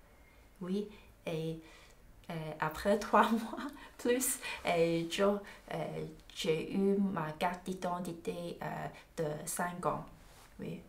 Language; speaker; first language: French; non-native, learner; Chinese